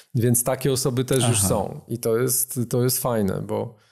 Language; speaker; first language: Polish; native; Polish